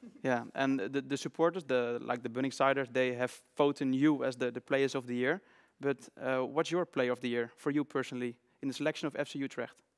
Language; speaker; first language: English; non-native, fluent; Dutch